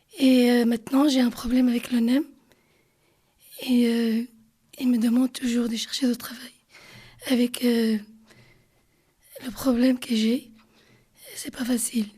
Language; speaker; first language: French; non-native, learner; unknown